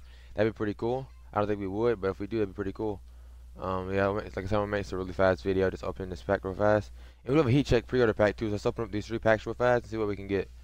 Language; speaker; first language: English; native; English